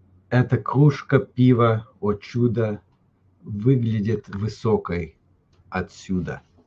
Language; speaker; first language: Russian; early bilingual, heritage; Russian